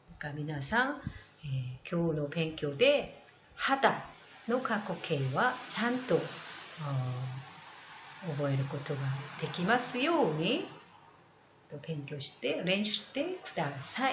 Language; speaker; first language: Japanese; non-native, fluent; Korean